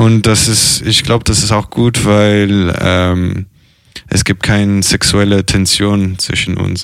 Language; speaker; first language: German; non-native, fluent; Italian